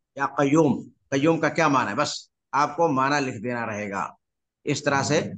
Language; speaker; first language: Urdu; native; Urdu